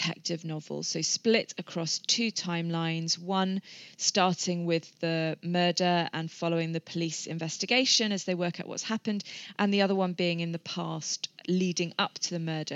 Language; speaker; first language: English; native; English